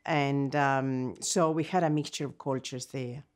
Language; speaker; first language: English; non-native, fluent; Spanish